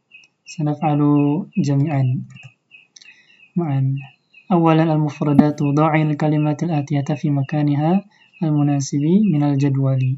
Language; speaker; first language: Arabic; non-native, fluent; Indonesian